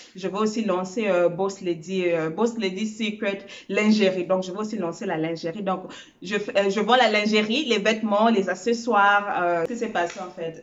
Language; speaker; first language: French; early bilingual, other home language; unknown